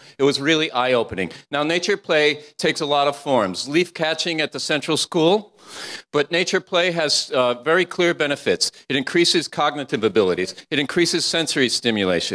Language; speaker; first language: English; native; English